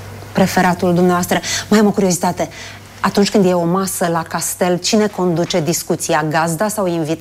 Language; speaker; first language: Romanian; native; Romanian